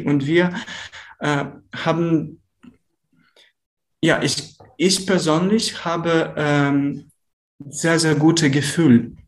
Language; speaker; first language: German; non-native, learner; Ukrainian